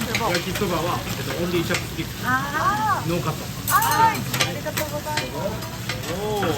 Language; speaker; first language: Japanese; non-native, learner; Korean